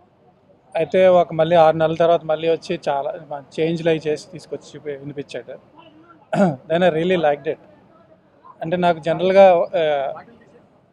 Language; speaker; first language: Telugu; native; Telugu